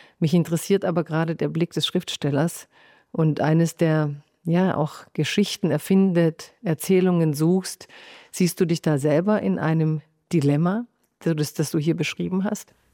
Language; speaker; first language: German; early bilingual, other home language; Croatian